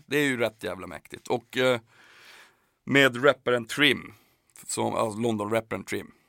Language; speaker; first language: Swedish; native; Swedish